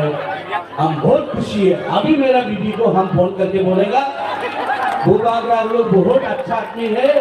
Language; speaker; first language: Hindi; non-native, local second language; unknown